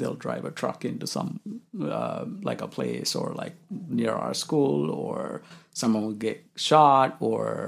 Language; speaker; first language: English; non-native, local second language; Sinhala